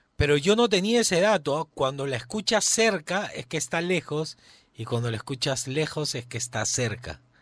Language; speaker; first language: Spanish; native; Spanish